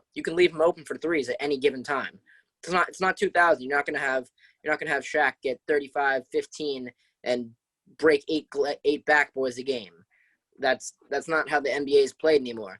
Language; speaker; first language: English; native; English